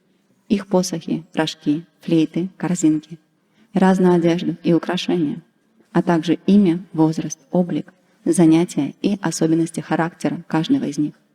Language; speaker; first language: Russian; native; Russian